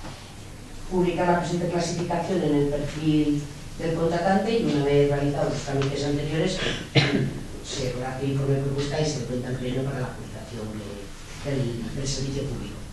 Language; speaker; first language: Spanish; native; Spanish